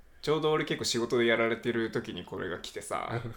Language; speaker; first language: Japanese; native; Japanese